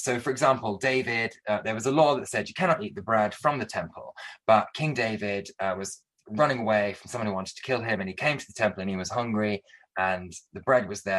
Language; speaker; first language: English; native; English